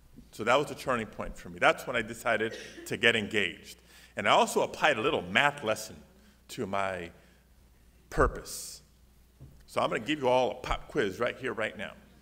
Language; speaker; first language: English; early bilingual, other home language; Spanish